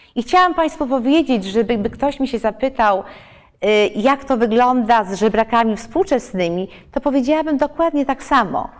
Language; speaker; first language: Polish; native; Polish